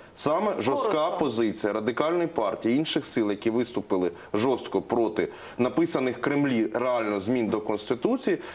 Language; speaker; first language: Ukrainian; native; Ukrainian